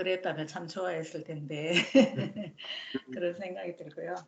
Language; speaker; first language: Korean; native; Korean